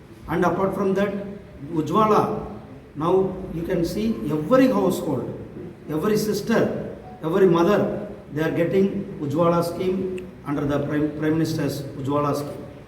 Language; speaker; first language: English; non-native, local second language; Tamil